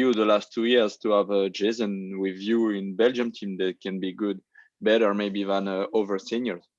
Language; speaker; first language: English; non-native, learner; French